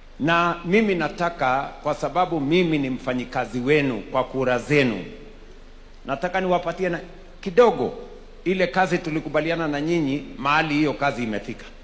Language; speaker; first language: Swahili; non-native, local second language; Kalenjin